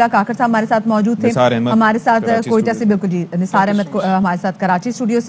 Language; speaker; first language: Urdu; native; Urdu